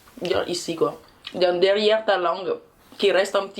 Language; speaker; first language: French; non-native, learner; Indonesian